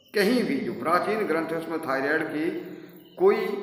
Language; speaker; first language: Hindi; native; Hindi